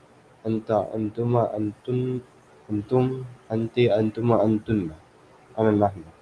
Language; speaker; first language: Arabic; non-native, learner; Filipino